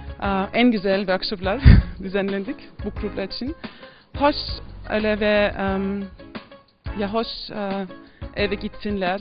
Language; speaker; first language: Turkish; early bilingual, heritage; Turkish